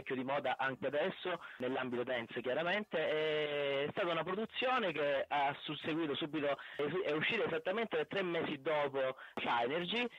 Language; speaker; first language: Italian; native; Italian